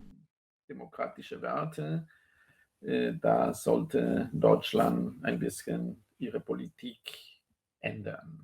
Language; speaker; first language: German; non-native, fluent; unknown